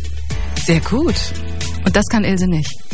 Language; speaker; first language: German; native; German